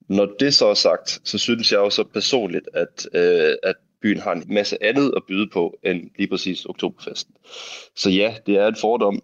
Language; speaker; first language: Danish; native; Danish